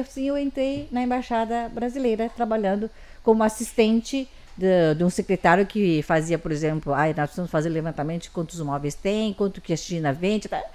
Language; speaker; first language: Portuguese; early bilingual, other home language; Chinese